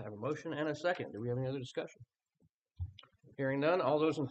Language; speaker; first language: English; native; English